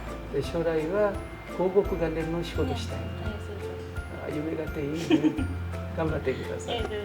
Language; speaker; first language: Japanese; non-native, fluent; Korean